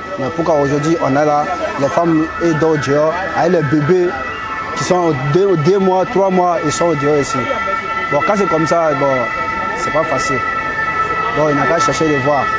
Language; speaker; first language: French; non-native, local second language; Dyula